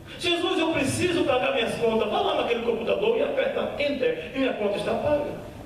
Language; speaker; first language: Portuguese; native; Portuguese